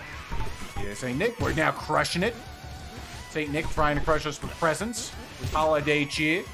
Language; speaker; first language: English; native; English